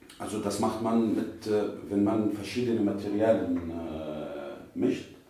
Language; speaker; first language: German; non-native, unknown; Arabic